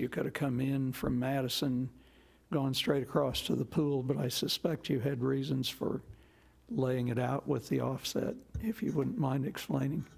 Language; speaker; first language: English; native; English